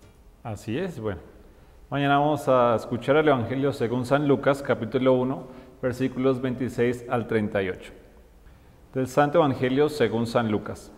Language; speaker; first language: Spanish; native; Spanish